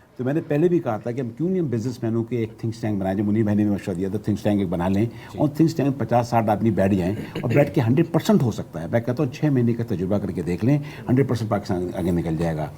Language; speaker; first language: Urdu; native; Urdu